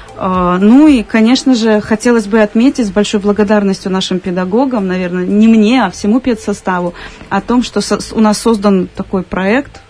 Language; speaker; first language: Russian; native; Russian